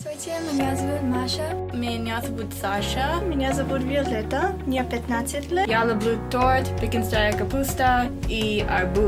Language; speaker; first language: Russian; non-native, learner; English